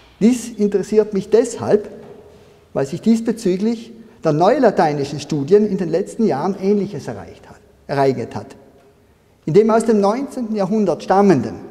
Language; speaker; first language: German; native; German